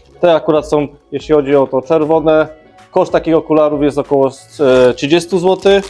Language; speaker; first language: Polish; native; Polish